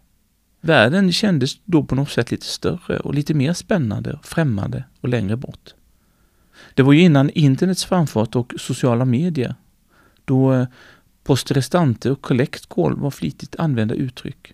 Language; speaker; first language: Swedish; native; Swedish